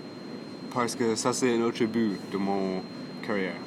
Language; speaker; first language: French; non-native, local second language; English